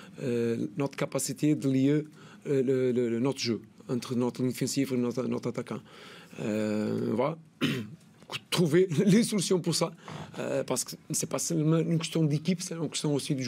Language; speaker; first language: French; non-native, learner; Portuguese